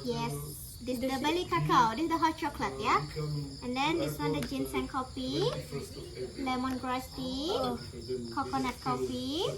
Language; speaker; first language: English; non-native, fluent; Indonesian